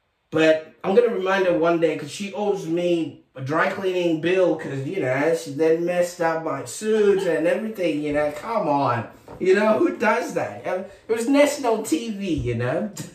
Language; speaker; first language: English; non-native, local second language; Shona